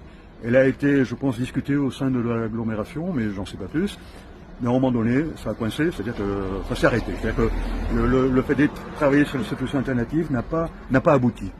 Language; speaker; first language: French; native; French